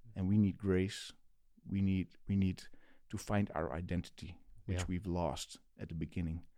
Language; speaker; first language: English; non-native, fluent; Dutch